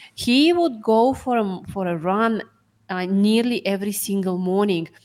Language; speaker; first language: English; non-native, fluent; Russian